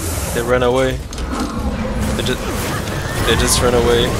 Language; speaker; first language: English; non-native, fluent; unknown